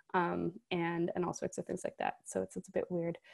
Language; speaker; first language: English; native; English